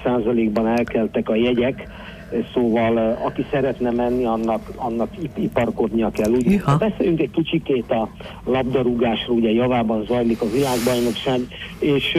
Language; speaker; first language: Hungarian; native; Hungarian